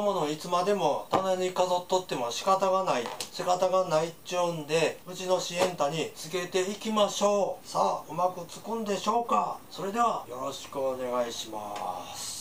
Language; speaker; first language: Japanese; native; Japanese